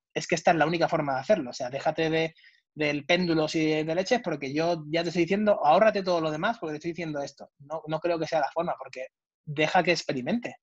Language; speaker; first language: Spanish; native; Spanish